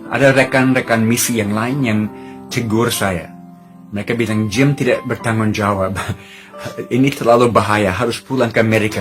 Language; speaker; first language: Indonesian; non-native, fluent; English